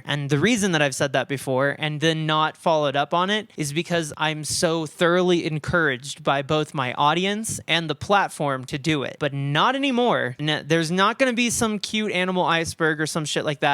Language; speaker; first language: English; native; English